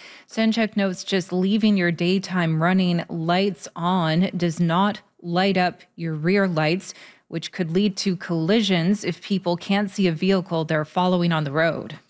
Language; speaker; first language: English; native; English